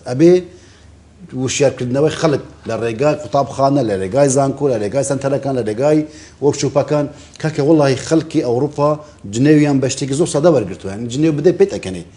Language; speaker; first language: Central Kurdish; non-native, local second language; Kurdish